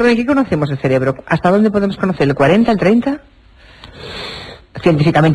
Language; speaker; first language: Spanish; native; Spanish